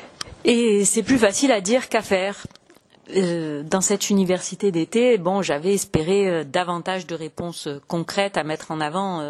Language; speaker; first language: French; native; French